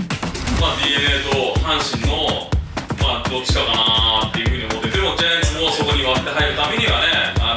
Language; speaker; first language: Japanese; native; Japanese